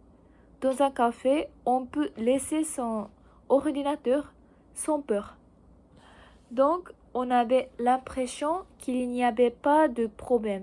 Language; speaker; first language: French; non-native, learner; Japanese